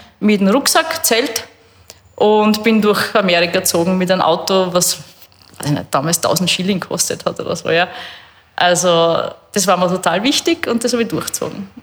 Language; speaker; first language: German; native; German